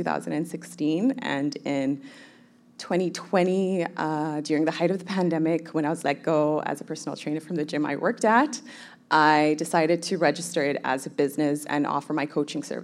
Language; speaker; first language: English; non-native, local second language; Somali